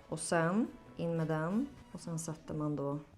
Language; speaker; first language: Swedish; native; Swedish